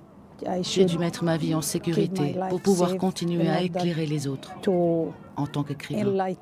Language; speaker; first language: French; native; French